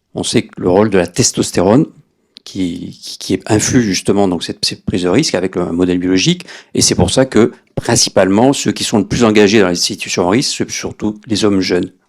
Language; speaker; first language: French; native; French